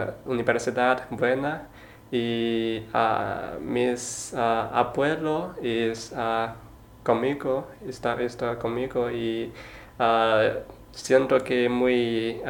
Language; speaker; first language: Spanish; non-native, learner; Chinese